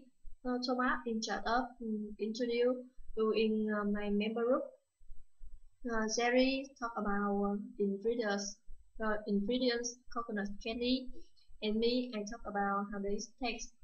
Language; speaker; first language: English; non-native, learner; Vietnamese